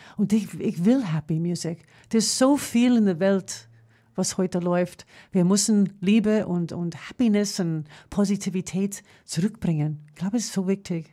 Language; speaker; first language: German; non-native, fluent; English